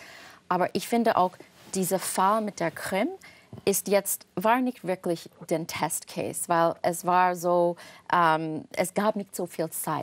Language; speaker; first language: German; non-native, fluent; English